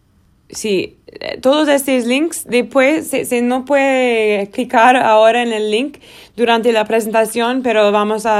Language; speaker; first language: Spanish; non-native, learner; Portuguese